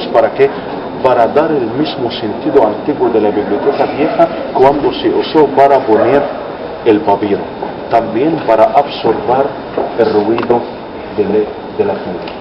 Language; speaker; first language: Spanish; non-native, fluent; Arabic